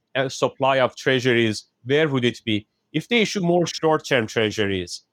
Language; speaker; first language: English; non-native, fluent; Persian